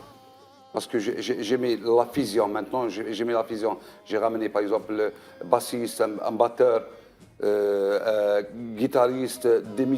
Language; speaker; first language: French; non-native, learner; Arabic